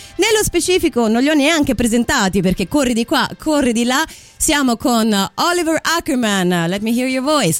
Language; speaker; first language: Italian; native; Italian